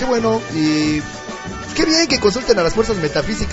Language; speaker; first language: Spanish; native; Spanish